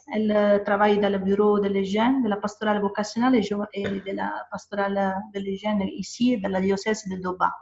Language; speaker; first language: French; non-native, fluent; Italian